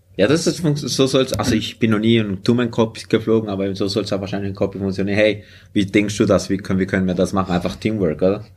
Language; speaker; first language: German; early bilingual, other home language; Spanish